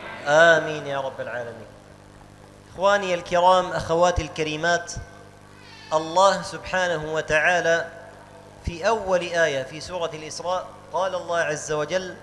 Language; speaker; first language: Arabic; native; Arabic